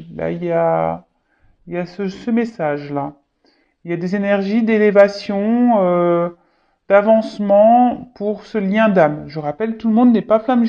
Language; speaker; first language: French; native; French